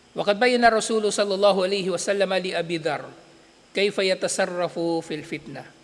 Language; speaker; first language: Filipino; native; Filipino